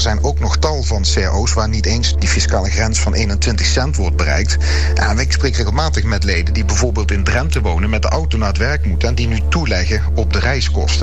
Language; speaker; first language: Dutch; native; Dutch